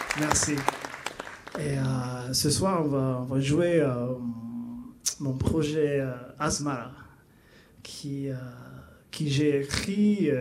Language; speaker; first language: French; non-native, learner; English